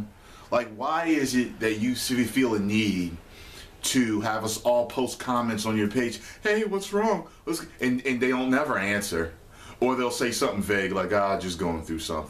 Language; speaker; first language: English; native; English